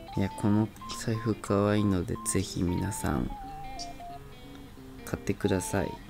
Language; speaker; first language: Japanese; native; Japanese